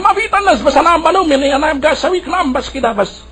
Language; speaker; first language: Arabic; non-native, learner; Urdu